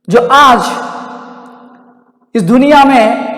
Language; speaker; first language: Hindi; non-native, local second language; Kannada